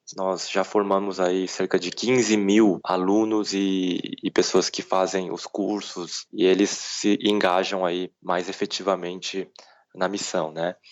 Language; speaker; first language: Portuguese; early bilingual, other home language; Korean